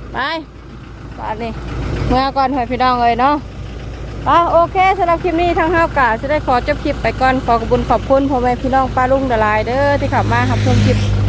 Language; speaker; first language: Thai; native; Thai